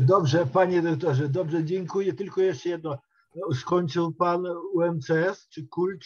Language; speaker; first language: Polish; non-native, fluent; Ukrainian